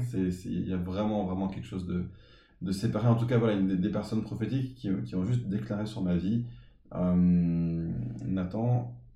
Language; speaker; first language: French; early bilingual, other home language; English